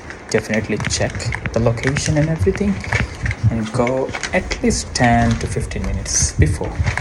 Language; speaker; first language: English; non-native, local second language; Sylheti